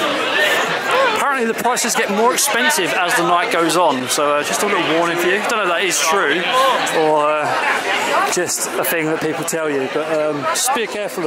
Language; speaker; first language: English; native; English